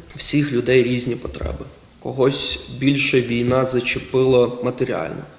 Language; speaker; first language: Ukrainian; non-native, local second language; Russian